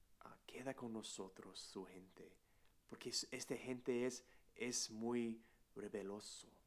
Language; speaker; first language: Spanish; non-native, fluent; English